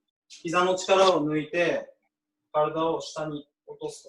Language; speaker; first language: Japanese; native; Japanese